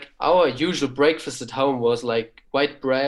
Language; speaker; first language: English; non-native, fluent; German